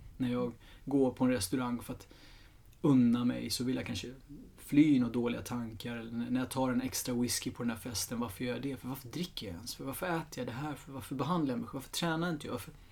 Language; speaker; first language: Swedish; early bilingual, other home language; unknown